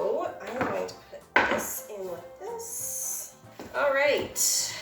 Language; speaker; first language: English; native; English